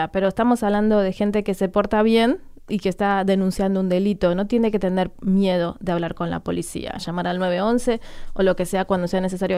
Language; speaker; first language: Spanish; native; Spanish